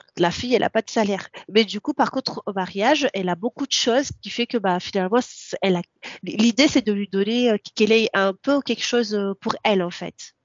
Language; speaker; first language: French; non-native, local second language; Ngazidja Comorian